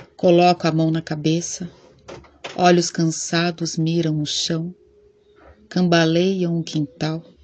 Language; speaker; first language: Portuguese; native; Portuguese